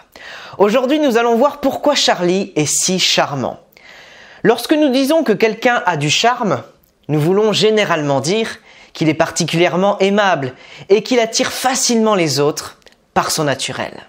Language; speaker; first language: French; native; French